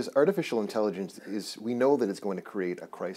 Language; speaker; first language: English; native; English